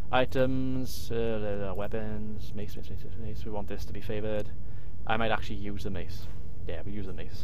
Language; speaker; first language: English; native; English